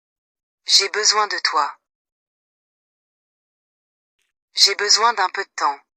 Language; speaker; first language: French; non-native, local second language; Wolof